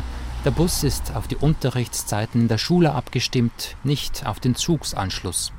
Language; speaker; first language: German; native; German